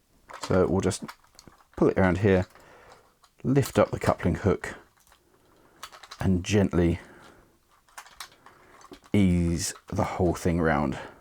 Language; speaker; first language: English; native; English